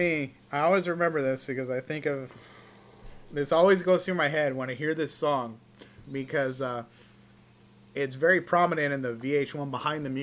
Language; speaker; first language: English; native; English